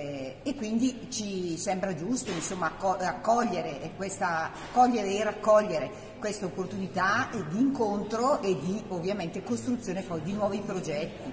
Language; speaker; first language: Italian; native; Italian